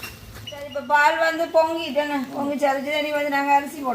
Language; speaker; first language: Tamil; native; Tamil